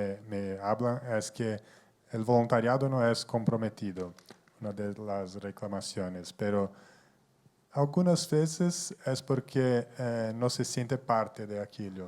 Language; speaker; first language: Spanish; non-native, fluent; Portuguese